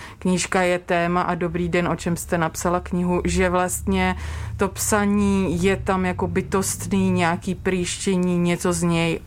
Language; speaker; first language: Czech; native; Czech